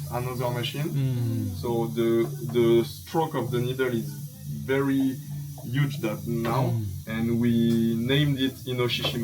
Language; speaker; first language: English; non-native, fluent; French